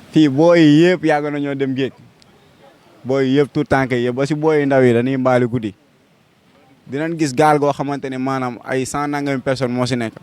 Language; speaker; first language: Wolof; native; Wolof